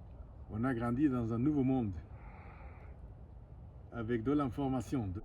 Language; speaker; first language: French; non-native, fluent; Spanish